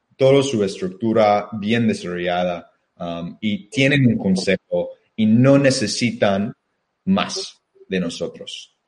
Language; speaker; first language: Spanish; non-native, fluent; English